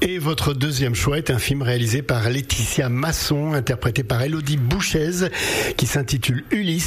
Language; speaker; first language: French; native; French